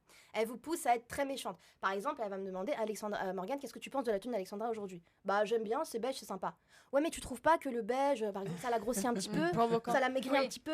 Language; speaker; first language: French; native; French